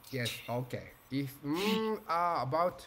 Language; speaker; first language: English; non-native, learner; Japanese